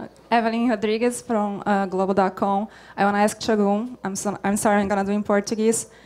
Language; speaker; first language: English; non-native, learner; Portuguese